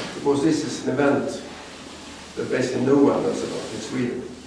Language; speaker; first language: English; non-native, fluent; Swedish